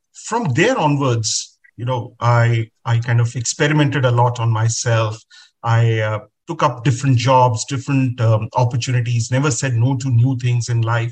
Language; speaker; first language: English; non-native, local second language; Hindi